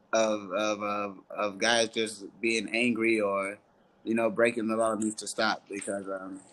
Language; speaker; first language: English; early bilingual, other home language; French